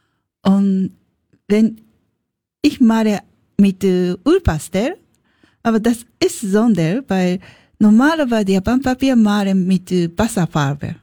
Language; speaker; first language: German; non-native, learner; Japanese